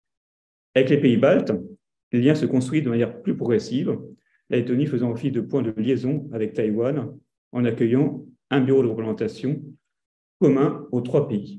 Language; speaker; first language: French; native; French